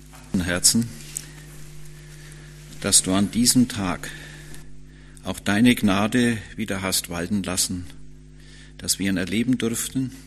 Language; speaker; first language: German; native; German